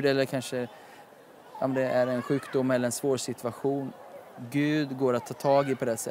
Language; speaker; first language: Swedish; native; Swedish